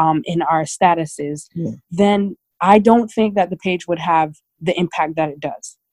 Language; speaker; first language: English; native; English